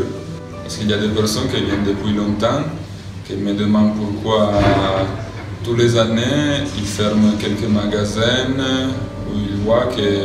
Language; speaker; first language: French; non-native, fluent; Italian